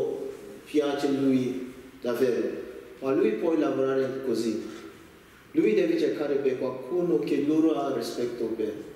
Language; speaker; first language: Italian; non-native, learner; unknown